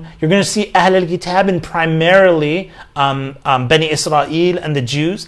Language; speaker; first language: English; native; English